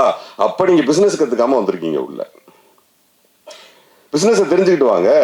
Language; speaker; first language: Tamil; native; Tamil